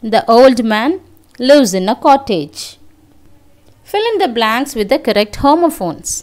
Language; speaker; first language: English; non-native, local second language; Tamil